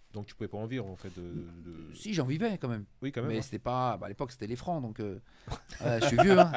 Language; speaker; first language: French; native; French